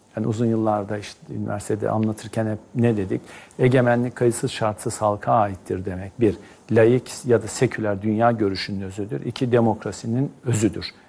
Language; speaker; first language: Turkish; native; Turkish